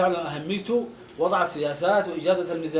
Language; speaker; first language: Arabic; native; Arabic